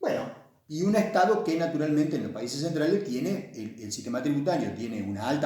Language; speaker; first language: Spanish; native; Spanish